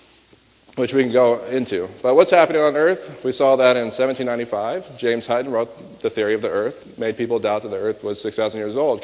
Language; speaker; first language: English; native; English